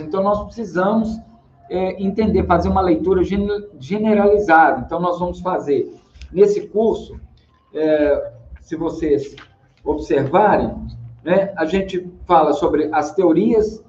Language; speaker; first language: Portuguese; native; Portuguese